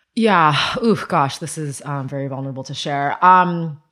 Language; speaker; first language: English; early bilingual, other home language; Chinese